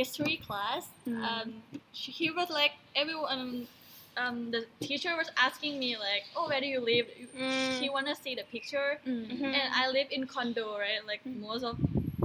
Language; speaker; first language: English; non-native, learner; Thai